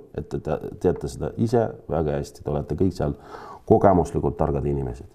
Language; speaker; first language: Estonian; non-native, local second language; Russian